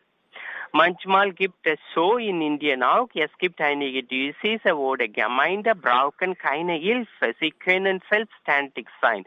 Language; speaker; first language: German; non-native, learner; Tamil